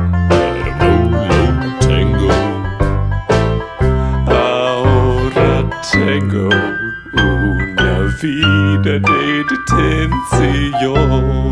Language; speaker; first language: Spanish; non-native, learner; English